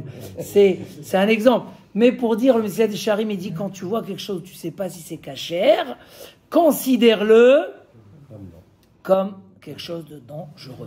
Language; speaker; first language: French; native; French